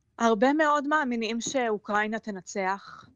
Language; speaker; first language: Hebrew; native; Hebrew